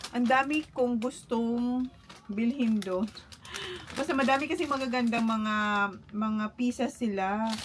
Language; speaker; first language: Filipino; non-native, local second language; Bikol